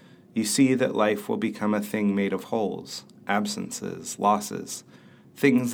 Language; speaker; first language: English; native; English